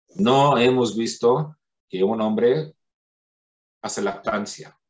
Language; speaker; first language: Spanish; non-native, fluent; Arabic